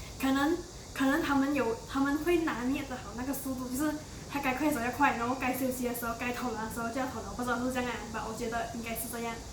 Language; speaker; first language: Chinese; native; Chinese